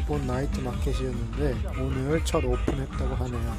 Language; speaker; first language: Korean; native; Korean